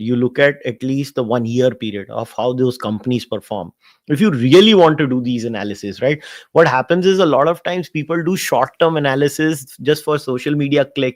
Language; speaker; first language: English; non-native, local second language; Hindi